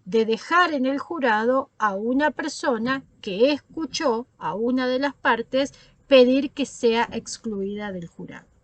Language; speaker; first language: Spanish; native; Spanish